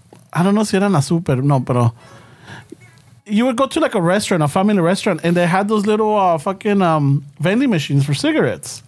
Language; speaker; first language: English; early bilingual, other home language; Spanish